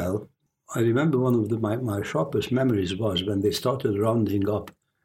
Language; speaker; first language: English; non-native, fluent; Hungarian